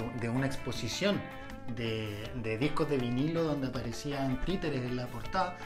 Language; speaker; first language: Spanish; native; Spanish